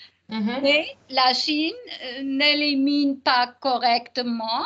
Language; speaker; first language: French; non-native, learner; German